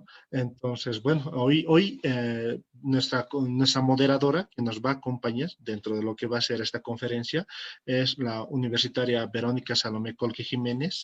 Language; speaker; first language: Spanish; native; Spanish